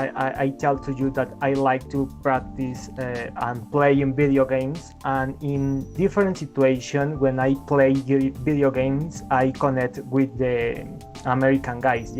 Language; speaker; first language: English; non-native, learner; Spanish